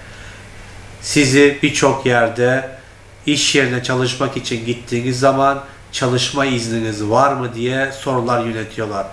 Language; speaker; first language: Turkish; non-native, fluent; Turkmen